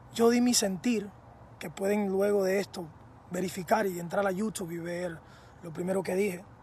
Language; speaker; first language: Spanish; early bilingual, heritage; Spanish